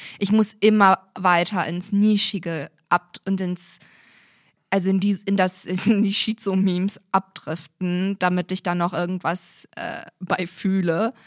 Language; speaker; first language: German; early bilingual, other home language; Turkish